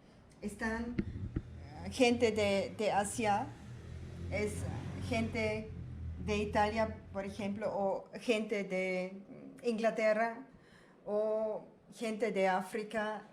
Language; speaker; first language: Spanish; non-native, learner; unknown